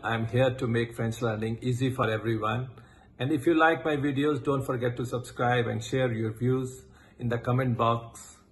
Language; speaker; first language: English; non-native, local second language; Hindi